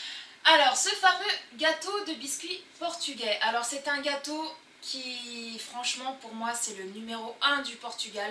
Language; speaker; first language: French; early bilingual, other home language; Portuguese